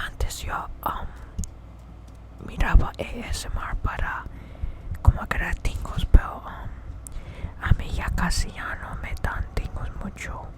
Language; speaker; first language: Spanish; early bilingual, heritage; English